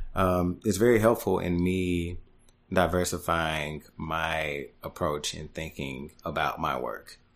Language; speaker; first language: English; native; English